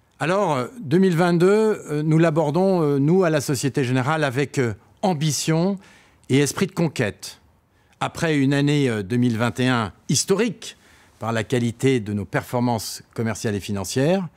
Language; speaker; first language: French; native; French